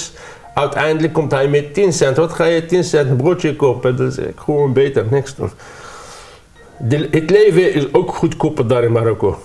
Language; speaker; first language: Dutch; non-native, learner; Arabic